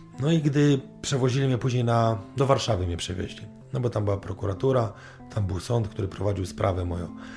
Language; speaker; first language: Polish; native; Polish